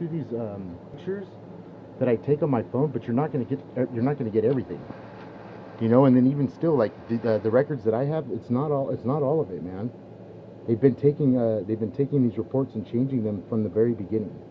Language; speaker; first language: English; native; English